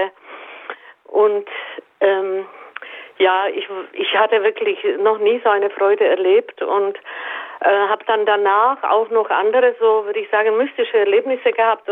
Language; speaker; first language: German; native; German